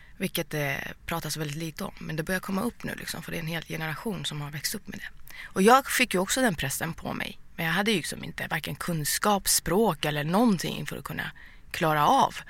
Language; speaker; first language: Swedish; early bilingual, other home language; Persian